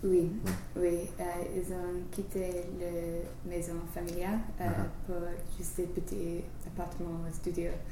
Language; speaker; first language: French; non-native, learner; English